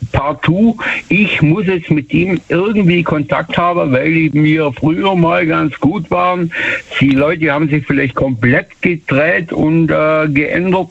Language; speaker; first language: German; native; German